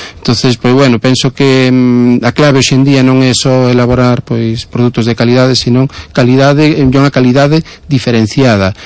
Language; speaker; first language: Galician; native; Galician